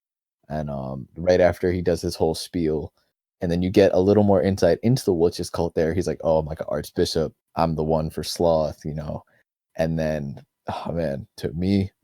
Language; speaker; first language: English; native; English